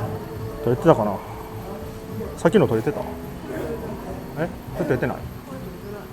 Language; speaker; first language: Japanese; native; Japanese